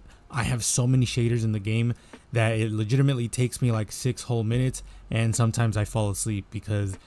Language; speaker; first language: English; native; English